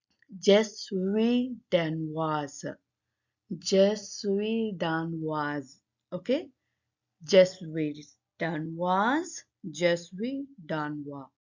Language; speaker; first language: French; non-native, learner; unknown